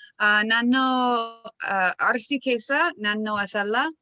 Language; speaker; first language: Oromo; non-native, learner; English